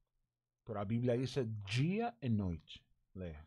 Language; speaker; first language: Portuguese; non-native, learner; Spanish